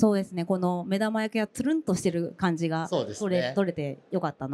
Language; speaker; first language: Japanese; native; Japanese